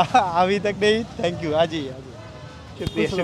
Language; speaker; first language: Hindi; non-native, learner; Bangla